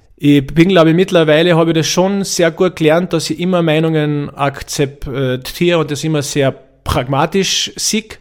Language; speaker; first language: German; native; German